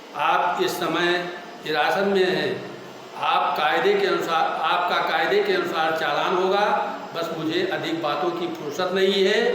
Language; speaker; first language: Hindi; native; Hindi